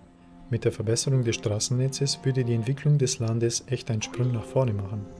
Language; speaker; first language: German; native; German